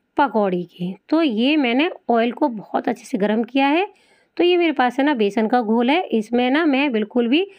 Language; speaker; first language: Hindi; native; Hindi